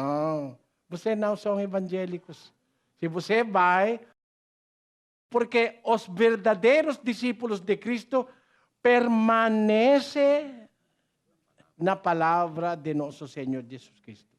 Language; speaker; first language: Portuguese; non-native, learner; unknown